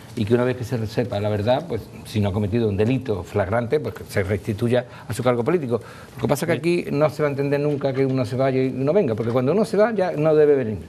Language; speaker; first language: Spanish; native; Spanish